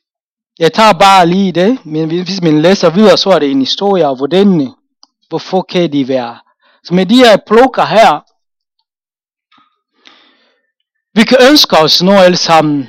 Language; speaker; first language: Danish; non-native, fluent; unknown